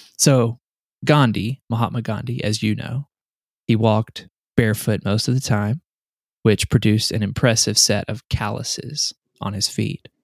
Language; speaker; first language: English; native; English